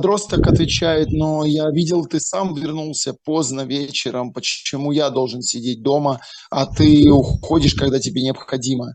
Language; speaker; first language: Russian; native; Russian